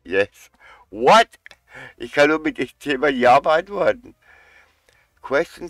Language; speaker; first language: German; native; German